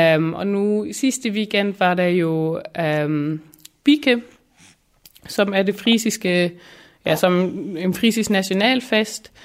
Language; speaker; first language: Danish; non-native, local second language; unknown